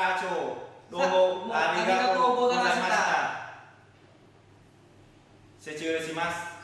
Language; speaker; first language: Japanese; non-native, learner; Vietnamese